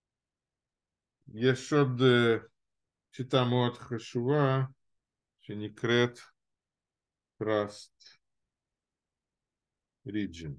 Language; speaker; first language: Hebrew; non-native, fluent; Russian